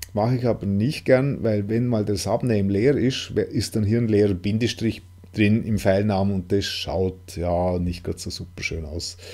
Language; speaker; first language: German; non-native, local second language; Swiss German